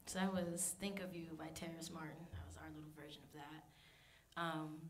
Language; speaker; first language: English; native; English